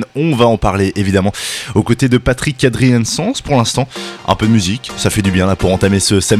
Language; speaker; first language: French; native; French